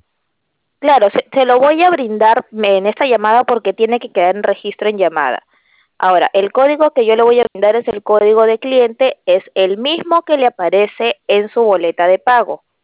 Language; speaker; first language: Spanish; native; Spanish